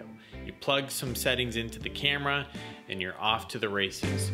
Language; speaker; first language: English; native; English